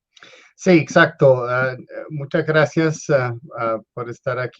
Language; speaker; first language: Spanish; non-native, fluent; English